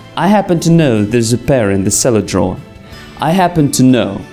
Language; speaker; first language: English; non-native, fluent; Russian